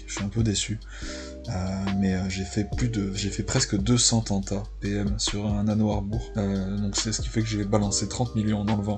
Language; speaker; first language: French; native; French